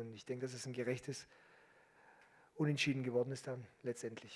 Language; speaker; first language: German; native; German